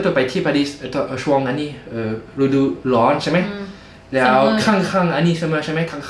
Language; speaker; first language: Thai; non-native, fluent; French